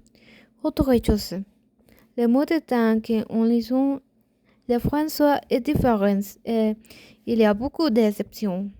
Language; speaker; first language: French; non-native, learner; Spanish